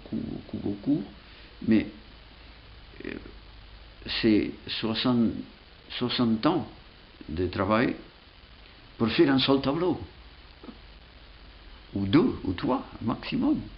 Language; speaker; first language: French; non-native, fluent; Catalan